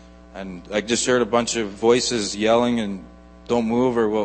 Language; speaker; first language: English; native; English